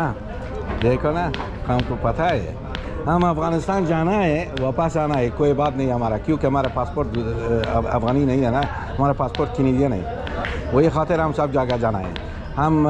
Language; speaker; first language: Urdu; non-native, learner; Persian